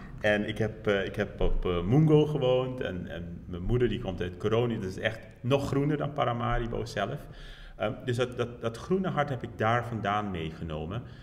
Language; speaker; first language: Dutch; native; Dutch